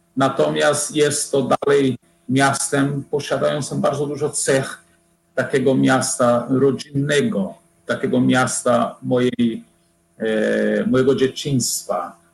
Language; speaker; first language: Polish; non-native, fluent; Portuguese